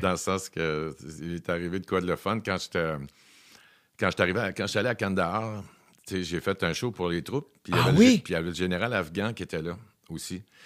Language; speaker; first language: French; native; French